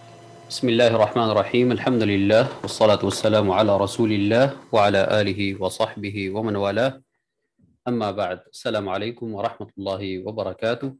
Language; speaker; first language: Arabic; non-native, fluent; Urdu